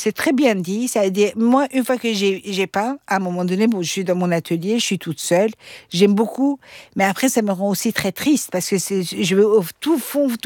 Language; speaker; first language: French; non-native, fluent; Persian